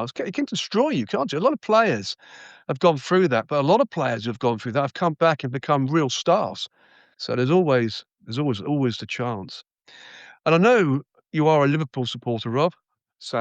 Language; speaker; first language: English; native; English